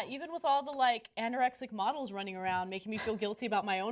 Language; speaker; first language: English; native; English